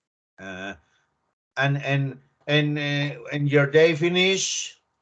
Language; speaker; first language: English; non-native, learner; Spanish